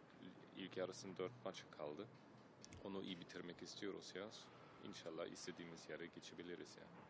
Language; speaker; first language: Turkish; early bilingual, heritage; German